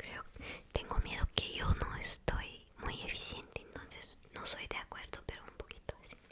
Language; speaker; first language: Spanish; non-native, learner; Korean